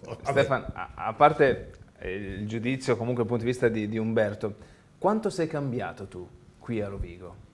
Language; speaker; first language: Italian; native; Italian